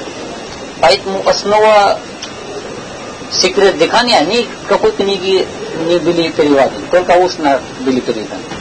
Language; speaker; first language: Russian; non-native, learner; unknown